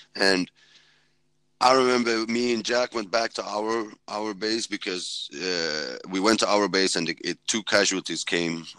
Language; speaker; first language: English; early bilingual, heritage; Swedish